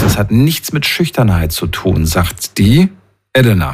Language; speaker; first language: German; native; German